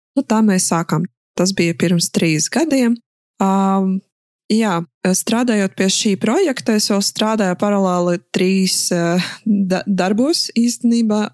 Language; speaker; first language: Latvian; non-native, local second language; Russian